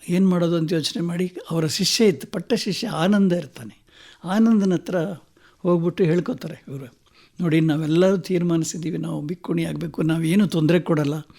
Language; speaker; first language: Kannada; native; Kannada